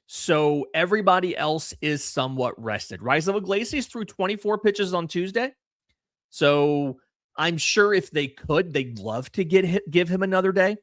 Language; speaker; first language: English; native; English